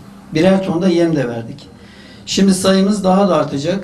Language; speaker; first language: Turkish; native; Turkish